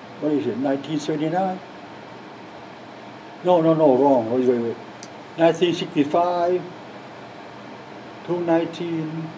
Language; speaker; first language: English; non-native, learner; Lao